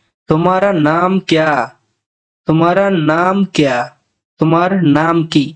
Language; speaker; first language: Hindi; non-native, learner; Bangla